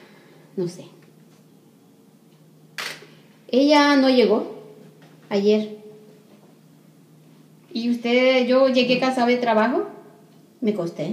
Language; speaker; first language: Spanish; native; Spanish